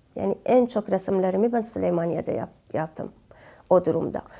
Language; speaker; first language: Turkish; non-native, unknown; Kurdish